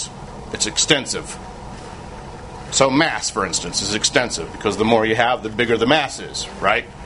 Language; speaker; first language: English; native; English